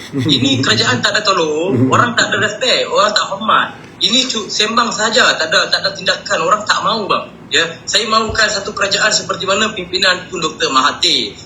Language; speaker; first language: Malay; non-native, local second language; Tamil